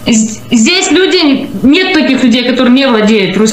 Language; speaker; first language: Russian; native; Russian